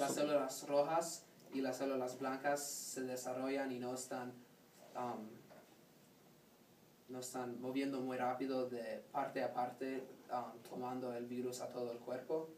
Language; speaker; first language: Spanish; non-native, learner; English